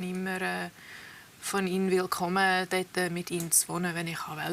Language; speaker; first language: German; early bilingual, heritage; English